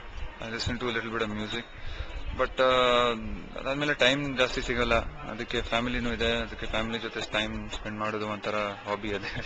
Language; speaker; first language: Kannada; non-native, local second language; Marathi